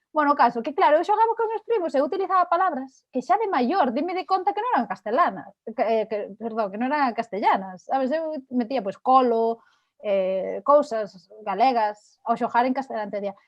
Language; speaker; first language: Galician; non-native, local second language; Spanish